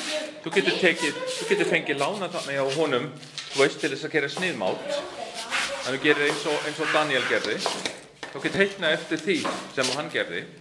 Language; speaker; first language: Icelandic; native; Icelandic